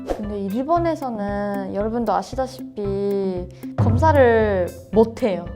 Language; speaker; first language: Korean; non-native, fluent; Japanese